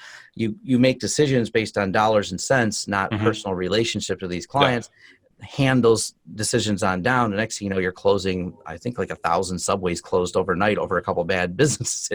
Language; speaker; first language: English; native; English